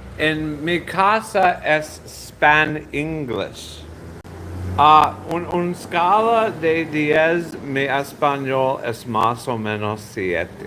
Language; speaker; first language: Spanish; non-native, learner; English